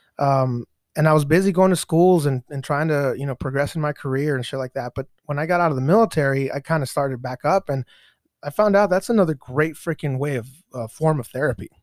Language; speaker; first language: English; early bilingual, other home language; Spanish